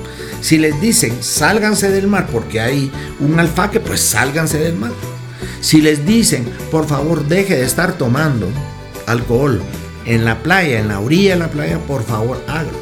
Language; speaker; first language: Spanish; native; Spanish